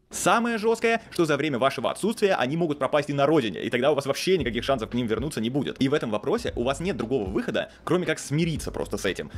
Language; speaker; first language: Russian; native; Russian